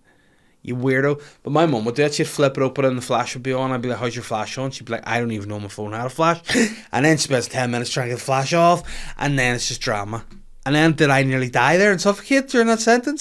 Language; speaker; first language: English; native; English